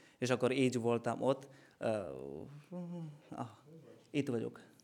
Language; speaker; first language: Hungarian; non-native, learner; Malayalam